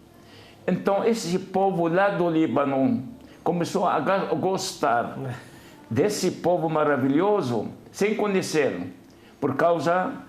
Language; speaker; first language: Portuguese; non-native, fluent; Arabic